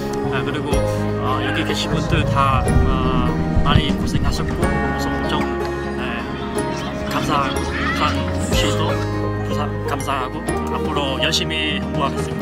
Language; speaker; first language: Korean; non-native, learner; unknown